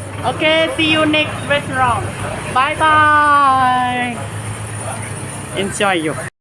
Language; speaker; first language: English; non-native, learner; Thai